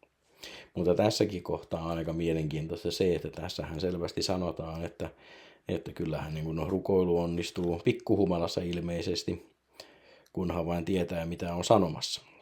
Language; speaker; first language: Finnish; native; Finnish